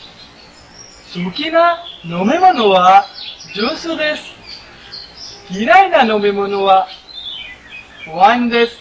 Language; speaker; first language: Japanese; non-native, learner; Bangla